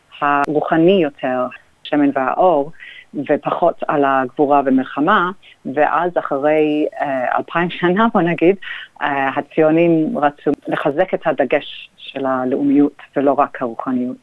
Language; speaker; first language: Hebrew; non-native, fluent; English